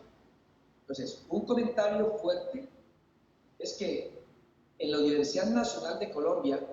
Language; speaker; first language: Spanish; native; Spanish